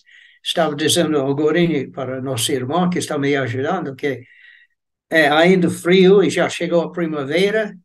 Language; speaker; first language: Portuguese; non-native, fluent; English